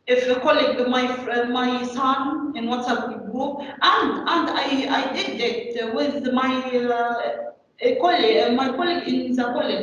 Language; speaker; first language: English; non-native, learner; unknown